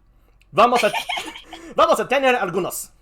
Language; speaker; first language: Spanish; non-native, learner; English